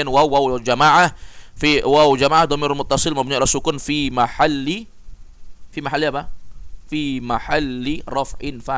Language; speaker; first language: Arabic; non-native, fluent; Indonesian